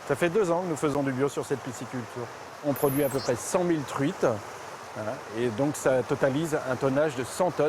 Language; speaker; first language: French; native; French